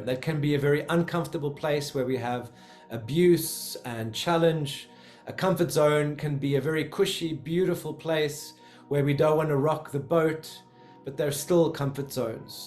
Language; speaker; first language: English; native; English